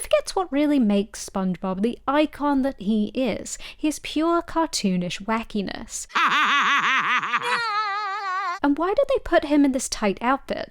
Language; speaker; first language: English; native; English